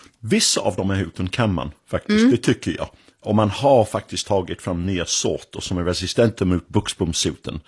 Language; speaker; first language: Swedish; non-native, fluent; English